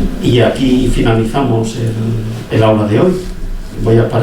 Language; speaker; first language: Spanish; native; Spanish